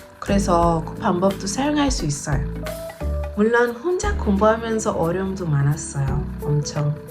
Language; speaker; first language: Korean; non-native, learner; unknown